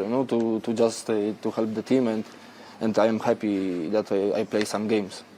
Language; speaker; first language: English; non-native, fluent; Polish